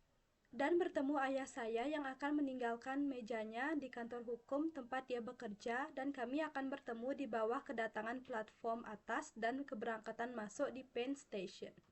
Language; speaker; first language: Indonesian; non-native, local second language; Balinese